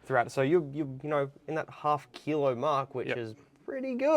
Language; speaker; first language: English; native; English